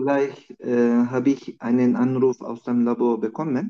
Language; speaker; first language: German; non-native, learner; Turkish